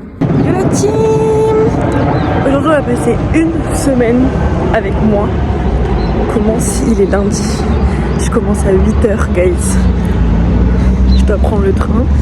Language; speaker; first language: French; native; French